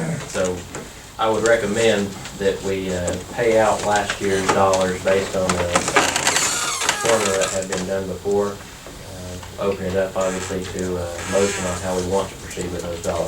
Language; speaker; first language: English; native; English